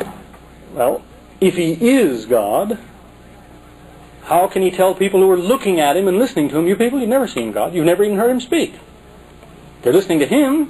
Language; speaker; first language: English; native; English